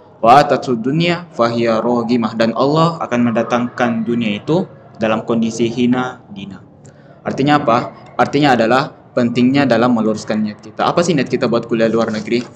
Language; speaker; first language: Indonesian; native; Indonesian